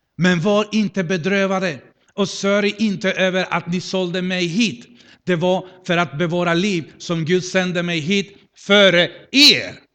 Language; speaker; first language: Swedish; non-native, fluent; Spanish